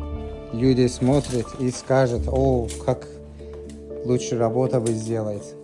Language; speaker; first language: Russian; non-native, learner; Azerbaijani